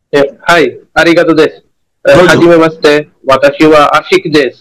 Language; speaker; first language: Japanese; non-native, learner; Bangla